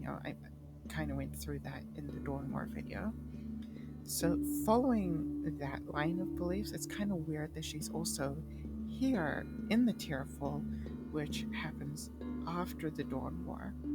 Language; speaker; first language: English; native; English